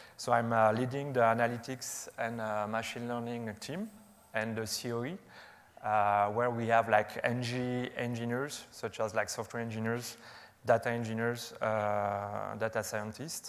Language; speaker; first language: English; non-native, fluent; French